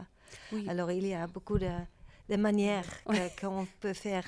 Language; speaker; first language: French; non-native, learner; Dutch